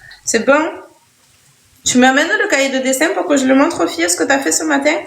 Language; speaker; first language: French; native; French